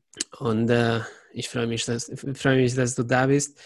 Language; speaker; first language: German; non-native, fluent; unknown